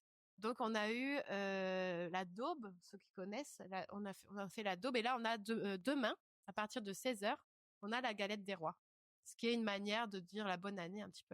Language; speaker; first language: French; native; French